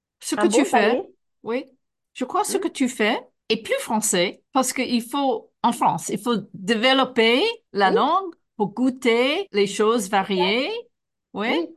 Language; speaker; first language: French; non-native, fluent; English